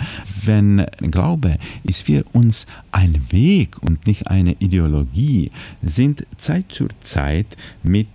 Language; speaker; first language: German; non-native, fluent; Czech